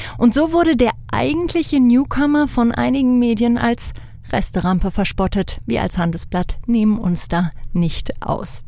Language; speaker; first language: German; native; German